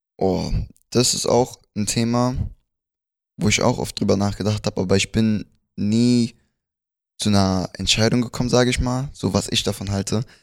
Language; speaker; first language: German; early bilingual, other home language; Spanish